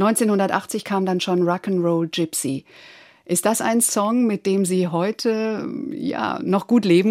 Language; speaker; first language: German; native; German